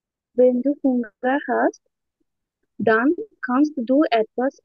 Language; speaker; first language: German; non-native, learner; Bangla